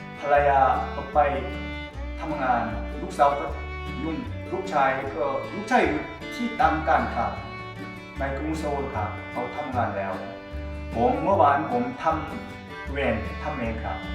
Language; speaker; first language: Thai; non-native, learner; Korean